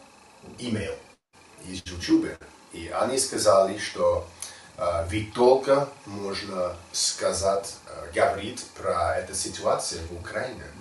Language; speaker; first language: Russian; non-native, learner; English